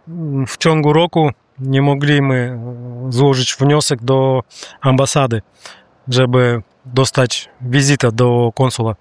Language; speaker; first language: Polish; non-native, learner; Russian